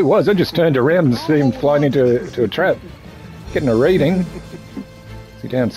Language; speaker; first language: English; native; English